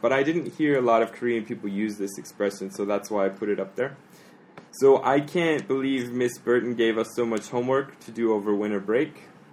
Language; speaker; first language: English; native; English